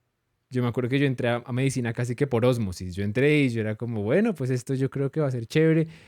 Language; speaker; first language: Spanish; native; Spanish